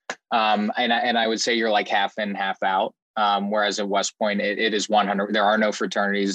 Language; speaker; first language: English; native; English